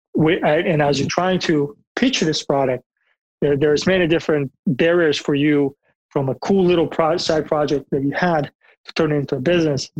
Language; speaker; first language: English; non-native, fluent; Bulgarian